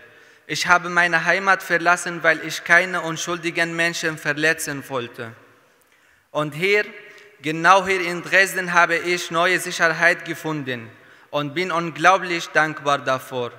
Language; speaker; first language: German; non-native, fluent; Arabic